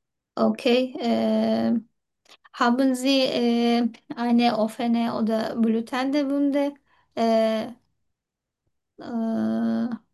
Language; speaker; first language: German; non-native, learner; Turkish